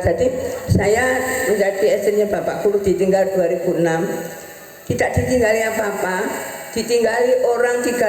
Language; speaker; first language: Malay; non-native, local second language; Javanese